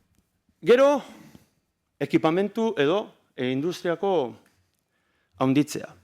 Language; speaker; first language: Basque; native; Basque